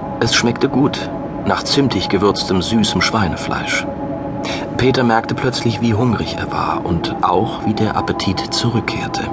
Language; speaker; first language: German; native; German